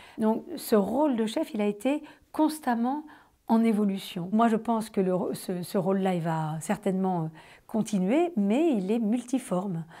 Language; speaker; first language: French; native; French